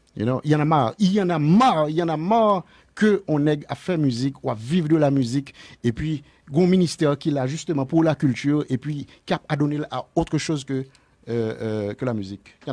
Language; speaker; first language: French; non-native, local second language; Haitian Creole